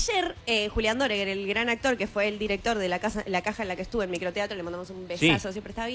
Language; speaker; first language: Spanish; native; Spanish